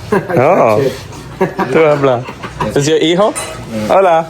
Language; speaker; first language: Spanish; non-native, learner; Malayalam